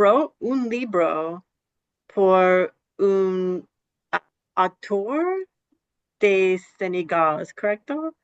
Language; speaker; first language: Spanish; non-native, learner; English